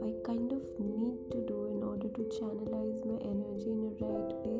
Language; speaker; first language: English; non-native, local second language; Hindi